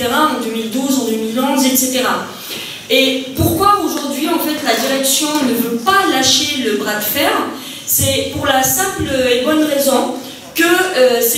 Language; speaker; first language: French; native; French